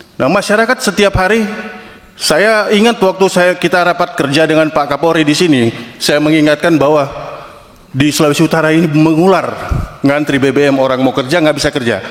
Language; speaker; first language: Indonesian; native; Indonesian